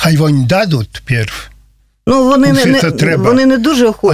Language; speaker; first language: Ukrainian; non-native, learner; Polish